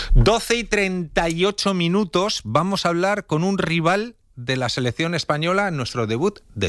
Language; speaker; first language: Spanish; native; Spanish